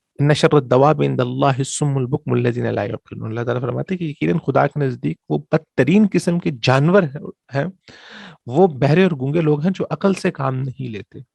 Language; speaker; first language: Urdu; native; Urdu